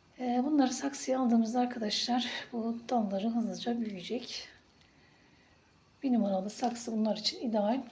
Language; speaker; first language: Turkish; native; Turkish